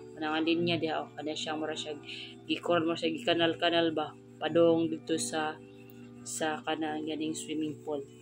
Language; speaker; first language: Cebuano; native; Cebuano